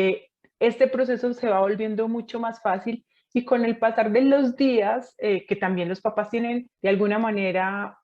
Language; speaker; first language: Spanish; native; Spanish